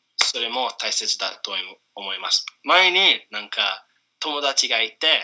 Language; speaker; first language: Japanese; non-native, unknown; English